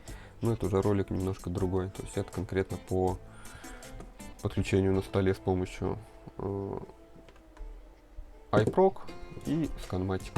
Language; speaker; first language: Russian; native; Russian